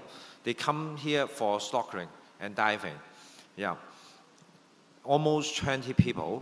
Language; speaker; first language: English; non-native, fluent; Cantonese